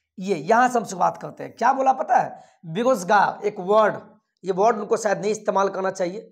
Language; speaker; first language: Hindi; native; Hindi